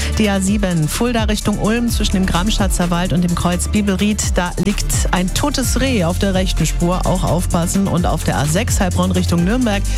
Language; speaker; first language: German; native; German